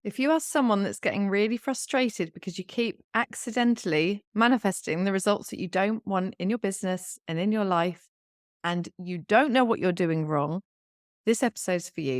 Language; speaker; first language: English; native; English